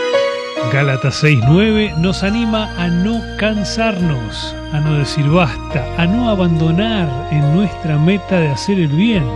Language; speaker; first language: Spanish; native; Spanish